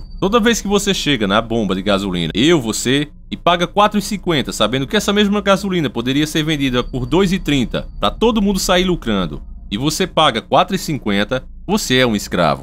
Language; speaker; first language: Portuguese; native; Portuguese